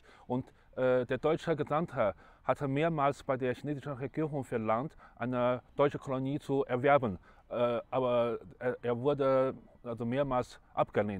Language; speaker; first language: German; non-native, fluent; Chinese